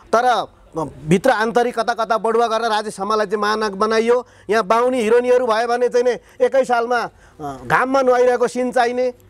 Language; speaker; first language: Nepali; native; Nepali